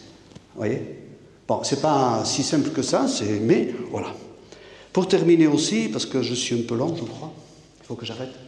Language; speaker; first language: French; native; French